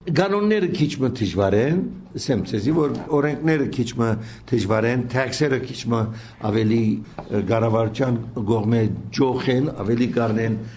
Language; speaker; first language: Armenian; early bilingual, heritage; Armenian